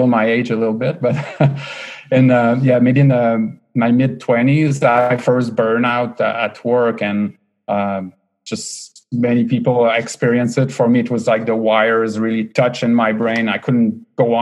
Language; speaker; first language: English; non-native, fluent; French